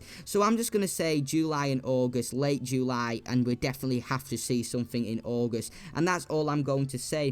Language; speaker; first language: English; native; English